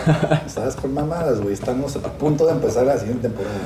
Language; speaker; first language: Spanish; native; Spanish